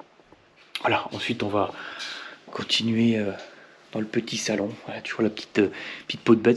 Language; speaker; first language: French; native; French